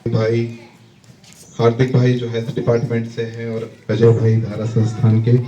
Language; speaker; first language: Hindi; native; Hindi